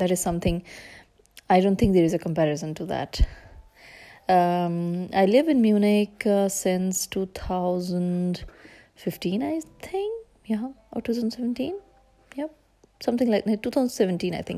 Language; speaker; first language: English; non-native, local second language; Urdu